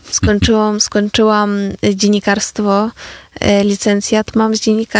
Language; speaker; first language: Polish; non-native, fluent; Ukrainian